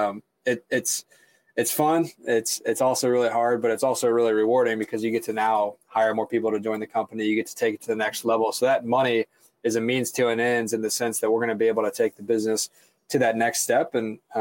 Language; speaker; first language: English; native; English